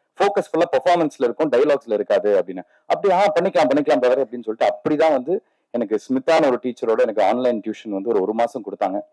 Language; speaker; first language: Tamil; native; Tamil